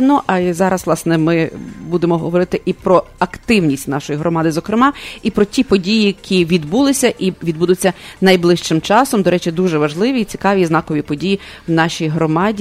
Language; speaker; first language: Ukrainian; native; Ukrainian